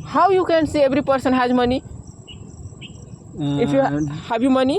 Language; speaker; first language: English; non-native, learner; Hindi